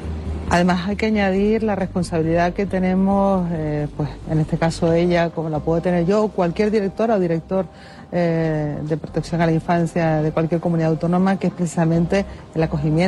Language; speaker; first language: Spanish; native; Spanish